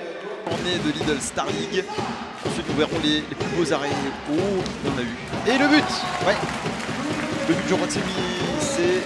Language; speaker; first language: French; native; French